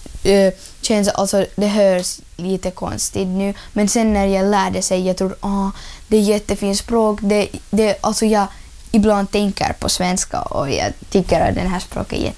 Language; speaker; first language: Swedish; non-native, learner; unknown